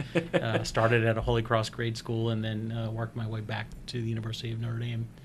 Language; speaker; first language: English; native; English